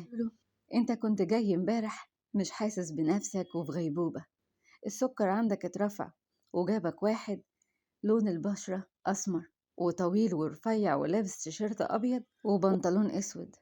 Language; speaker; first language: Arabic; native; Arabic